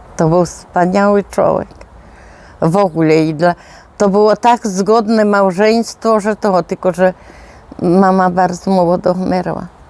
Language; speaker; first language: Polish; non-native, local second language; Rusyn